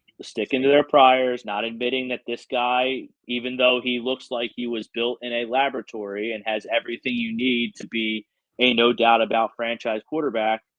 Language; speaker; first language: English; native; English